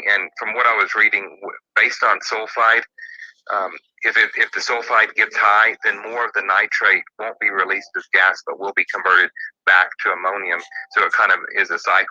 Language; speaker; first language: English; native; English